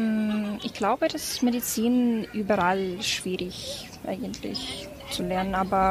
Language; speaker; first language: German; non-native, fluent; Ukrainian